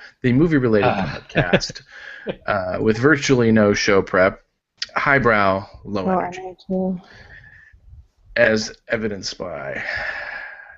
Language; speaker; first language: English; native; English